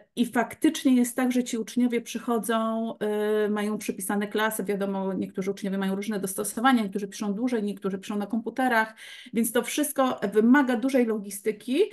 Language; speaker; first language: Polish; native; Polish